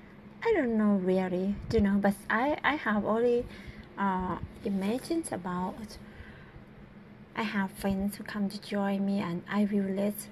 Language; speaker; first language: English; non-native, learner; Thai